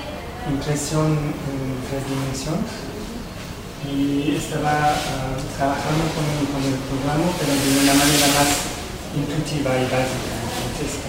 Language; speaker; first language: Spanish; non-native, fluent; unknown